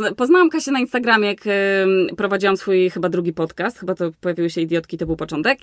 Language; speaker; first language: Polish; native; Polish